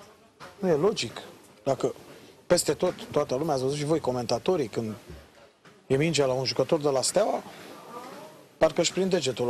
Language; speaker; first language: Romanian; native; Romanian